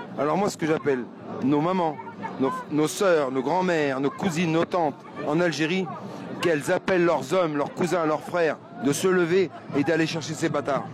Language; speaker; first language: French; early bilingual, other home language; Arabic